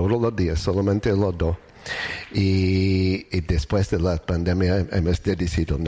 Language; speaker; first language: Spanish; non-native, learner; English